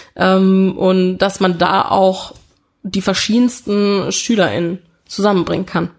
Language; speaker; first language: German; early bilingual, other home language; Italian